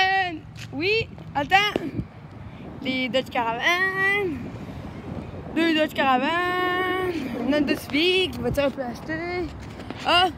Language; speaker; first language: French; native; French